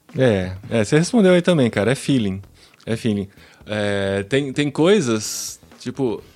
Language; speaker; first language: Portuguese; native; Portuguese